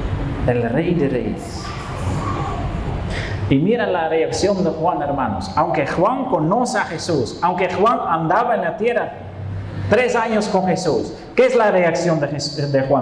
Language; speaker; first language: Spanish; non-native, fluent; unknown